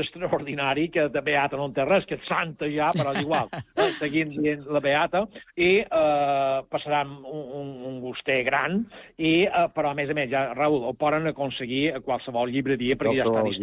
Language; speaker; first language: Catalan; native; Catalan